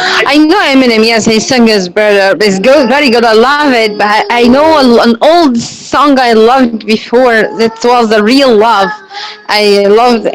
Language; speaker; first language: English; non-native, learner; Arabic